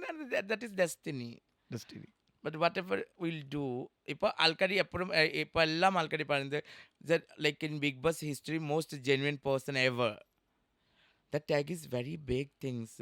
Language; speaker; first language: Malayalam; non-native, local second language; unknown